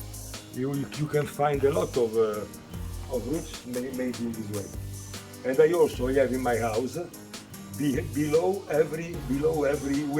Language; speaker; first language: English; non-native, learner; Italian